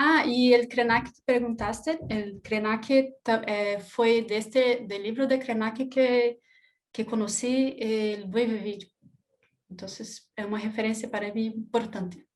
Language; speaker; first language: Spanish; non-native, learner; Portuguese